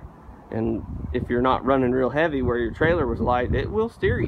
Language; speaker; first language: English; native; English